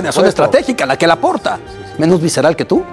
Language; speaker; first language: Spanish; native; Spanish